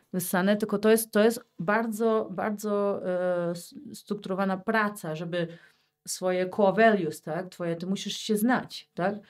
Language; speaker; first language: Polish; early bilingual, heritage; Polish